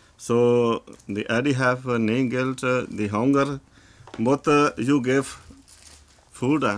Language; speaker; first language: English; non-native, local second language; Punjabi